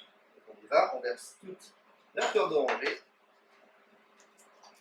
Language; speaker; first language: French; native; French